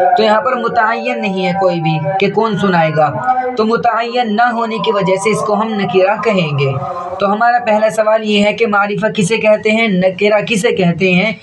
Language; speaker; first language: Urdu; native; Urdu